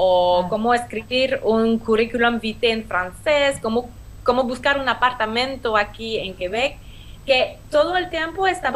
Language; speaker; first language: Spanish; non-native, fluent; French